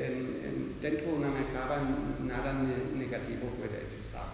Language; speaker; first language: Spanish; non-native, learner; Dutch